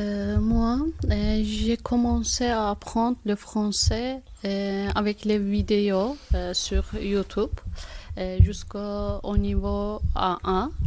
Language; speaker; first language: French; non-native, learner; Turkish